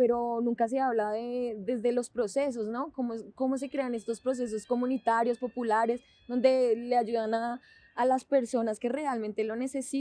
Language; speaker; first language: Spanish; native; Spanish